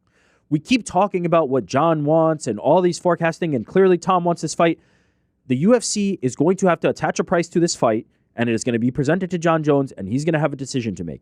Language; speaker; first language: English; native; English